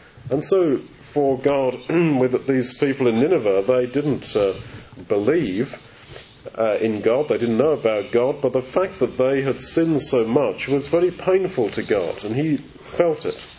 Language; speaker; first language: English; native; English